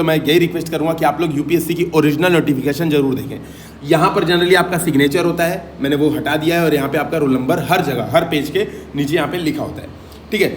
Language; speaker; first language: Hindi; native; Hindi